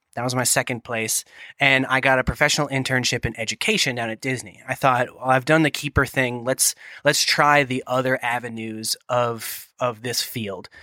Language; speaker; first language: English; native; English